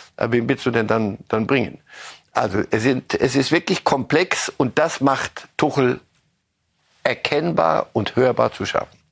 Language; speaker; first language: German; native; German